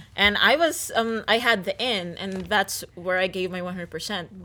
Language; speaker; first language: English; non-native, local second language; Filipino